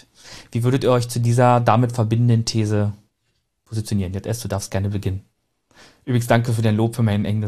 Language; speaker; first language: German; native; German